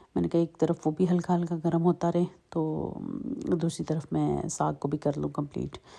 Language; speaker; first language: Urdu; native; Urdu